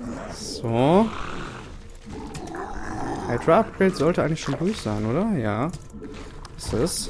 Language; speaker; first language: German; native; German